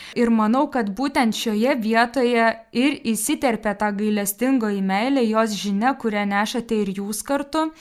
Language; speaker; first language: Lithuanian; native; Lithuanian